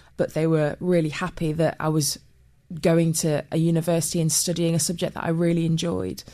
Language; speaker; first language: English; native; English